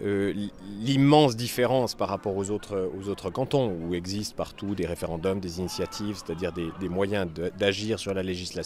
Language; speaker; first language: French; native; French